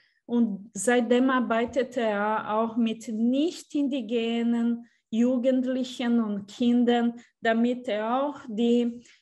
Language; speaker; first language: German; non-native, fluent; Portuguese